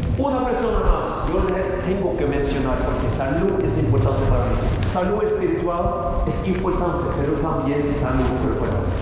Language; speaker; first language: Spanish; non-native, fluent; Norwegian